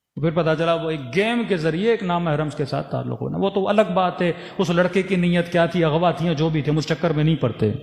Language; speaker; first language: Urdu; early bilingual, heritage; Urdu